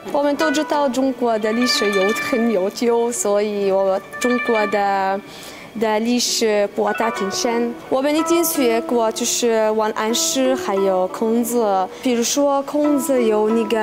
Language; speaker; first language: Chinese; non-native, fluent; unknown